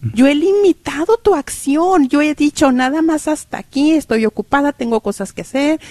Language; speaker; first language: Spanish; native; Spanish